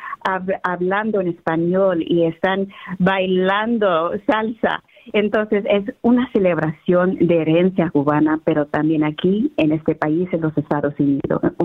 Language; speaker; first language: Spanish; early bilingual, heritage; Spanish